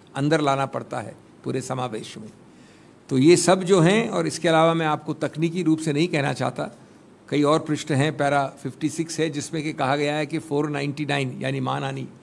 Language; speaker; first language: Hindi; native; Hindi